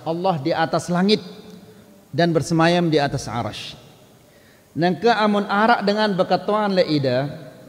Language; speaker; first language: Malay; non-native, local second language; Sasak